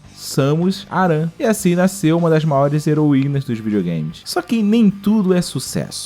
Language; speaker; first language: Portuguese; native; Portuguese